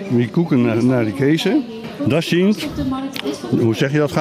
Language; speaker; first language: German; non-native, learner; Dutch